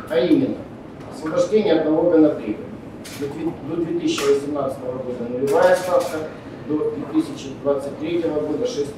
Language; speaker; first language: Russian; native; Russian